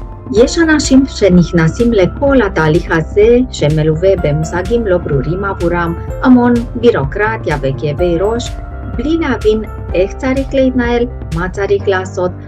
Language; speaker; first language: Hebrew; native; Hebrew